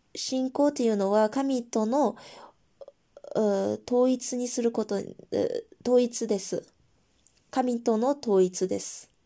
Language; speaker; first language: Japanese; non-native, fluent; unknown